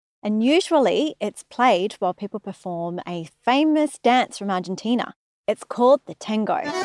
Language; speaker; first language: English; early bilingual, other home language; Spanish